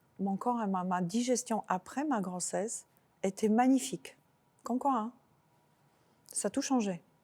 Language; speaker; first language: French; non-native, fluent; Slovak